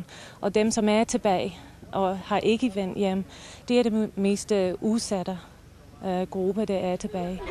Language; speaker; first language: Danish; non-native, fluent; English